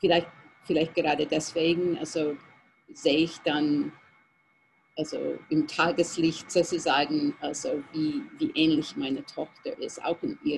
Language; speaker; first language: German; non-native, fluent; English